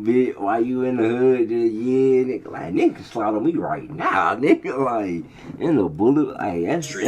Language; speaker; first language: English; native; English